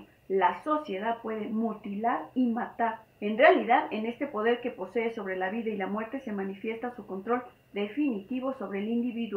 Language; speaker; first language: Spanish; native; Spanish